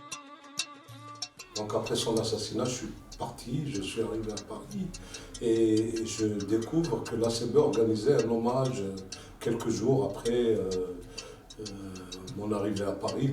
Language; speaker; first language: French; non-native, local second language; Kabyle